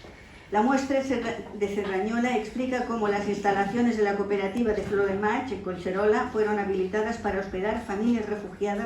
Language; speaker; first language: Spanish; native; Spanish